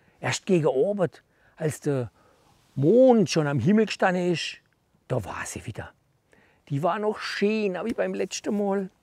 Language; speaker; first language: German; native; German